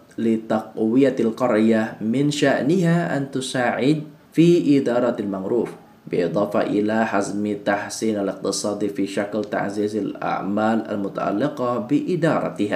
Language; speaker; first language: Arabic; non-native, fluent; Indonesian